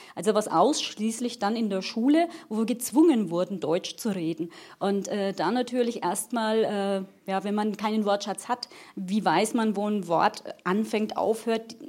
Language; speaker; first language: German; early bilingual, other home language; Portuguese